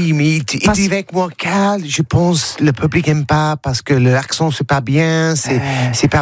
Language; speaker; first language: French; non-native, learner; English